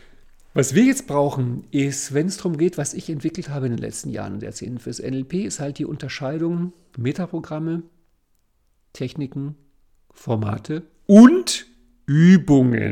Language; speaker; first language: German; native; German